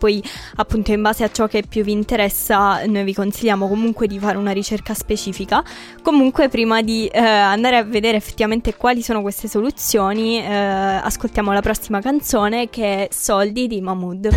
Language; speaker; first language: Italian; native; Italian